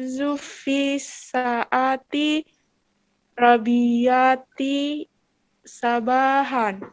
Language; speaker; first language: Arabic; non-native, learner; Indonesian